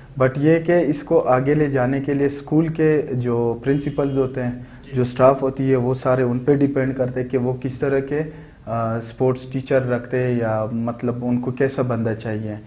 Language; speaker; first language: Urdu; non-native, local second language; Pashto